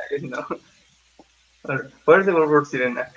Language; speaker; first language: English; non-native, learner; Spanish